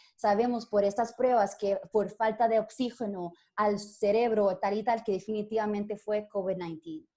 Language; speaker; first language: Spanish; early bilingual, other home language; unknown